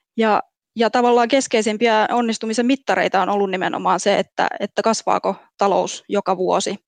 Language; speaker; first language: Finnish; native; Finnish